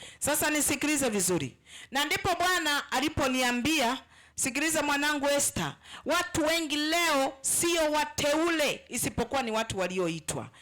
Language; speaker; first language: Swahili; native; Swahili